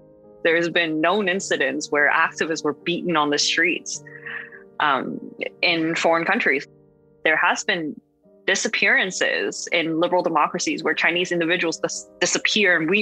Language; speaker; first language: English; non-native, local second language; Cantonese